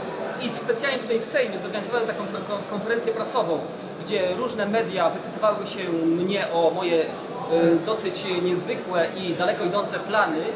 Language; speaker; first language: Polish; native; Polish